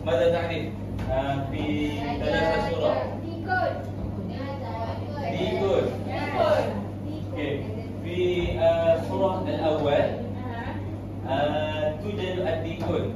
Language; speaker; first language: Arabic; non-native, learner; Malay